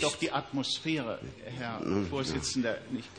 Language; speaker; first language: German; native; German